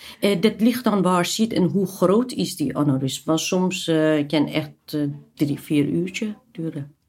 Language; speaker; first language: Dutch; non-native, fluent; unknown